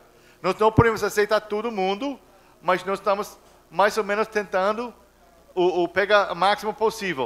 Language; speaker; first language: Portuguese; non-native, fluent; English